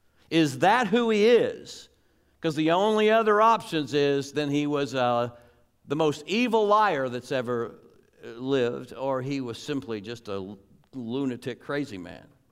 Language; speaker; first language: English; native; English